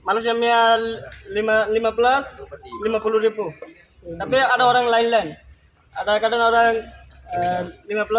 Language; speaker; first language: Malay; non-native, learner; Rohingya